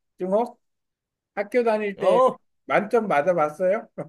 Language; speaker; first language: Korean; non-native, learner; Vietnamese